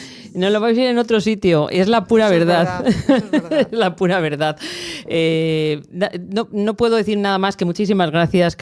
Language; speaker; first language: Spanish; native; Spanish